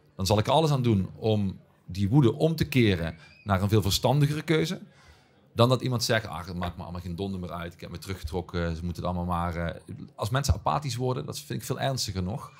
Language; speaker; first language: Dutch; native; Dutch